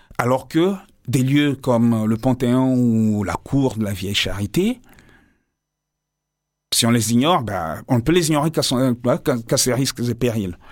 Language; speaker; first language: French; non-native, local second language; Lingala